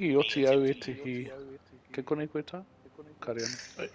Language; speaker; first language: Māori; non-native, local second language; English